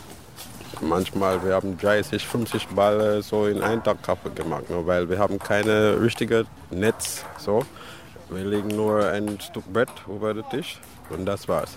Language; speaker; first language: German; non-native, learner; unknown